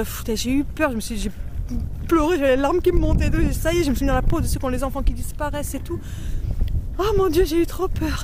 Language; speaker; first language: French; native; French